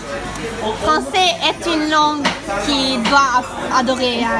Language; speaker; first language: French; non-native, learner; Turkish